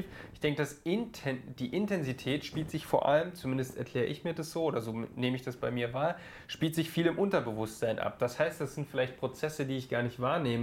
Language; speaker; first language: German; native; German